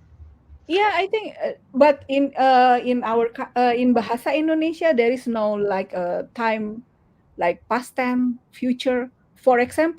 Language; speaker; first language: English; non-native, learner; Indonesian